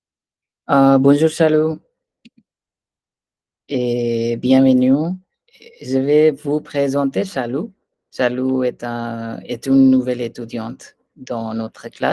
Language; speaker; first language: French; non-native, fluent; Hindi